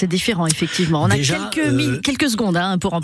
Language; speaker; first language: French; native; French